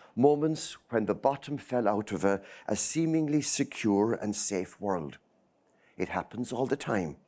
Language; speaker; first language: English; native; English